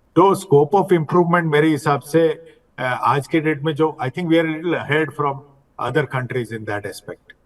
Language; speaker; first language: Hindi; non-native, local second language; Odia